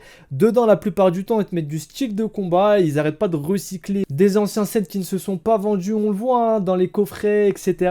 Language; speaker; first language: French; native; French